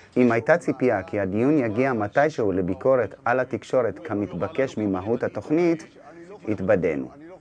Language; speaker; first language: Hebrew; native; Hebrew